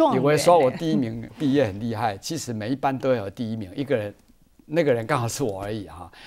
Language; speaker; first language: Chinese; native; Chinese